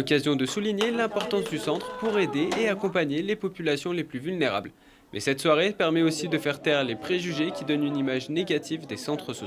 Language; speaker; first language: French; native; French